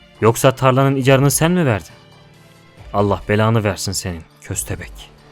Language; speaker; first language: Turkish; native; Turkish